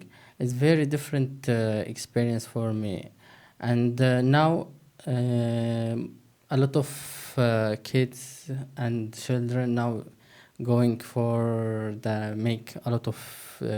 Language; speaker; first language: English; non-native, learner; Turkish